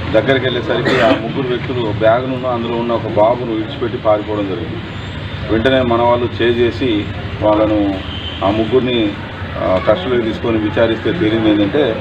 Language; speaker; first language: Telugu; native; Telugu